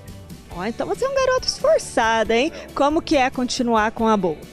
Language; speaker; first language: Portuguese; native; Portuguese